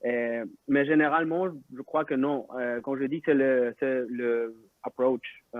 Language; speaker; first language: French; non-native, local second language; Spanish